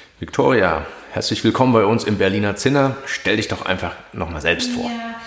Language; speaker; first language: German; native; German